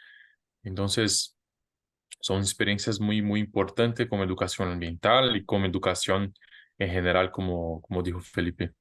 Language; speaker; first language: Spanish; non-native, fluent; Portuguese